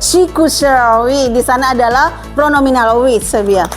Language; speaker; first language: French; non-native, learner; Indonesian